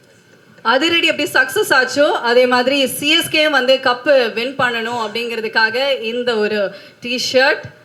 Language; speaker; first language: Tamil; native; Tamil